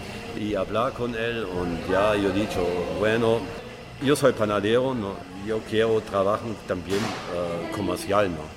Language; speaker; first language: Spanish; non-native, fluent; German